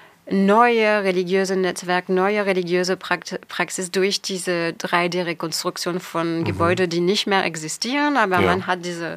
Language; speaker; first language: German; non-native, fluent; French